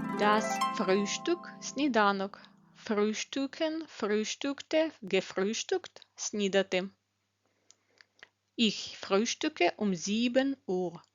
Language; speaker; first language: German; non-native, fluent; Ukrainian